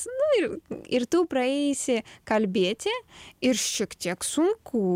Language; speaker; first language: Lithuanian; non-native, learner; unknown